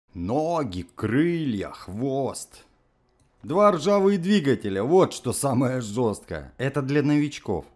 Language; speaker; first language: Russian; native; Russian